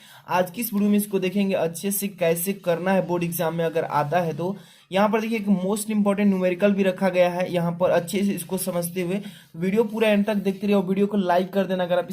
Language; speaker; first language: Hindi; native; Hindi